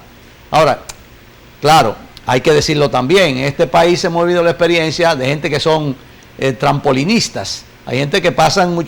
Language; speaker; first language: Spanish; native; Spanish